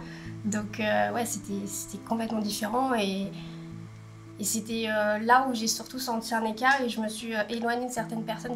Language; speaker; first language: French; native; French